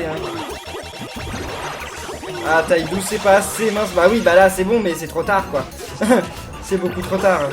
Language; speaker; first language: French; native; French